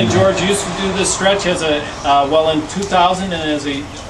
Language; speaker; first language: English; native; English